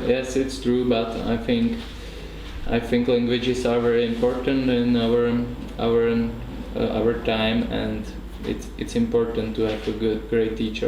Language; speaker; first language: English; non-native, learner; Czech